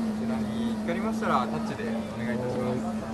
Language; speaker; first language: Japanese; native; Japanese